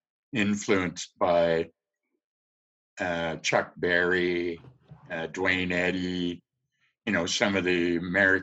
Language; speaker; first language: English; native; English